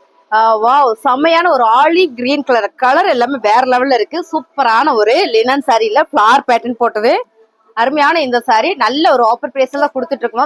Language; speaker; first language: Tamil; native; Tamil